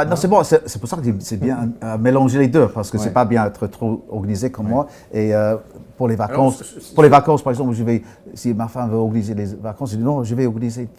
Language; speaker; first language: French; non-native, fluent; English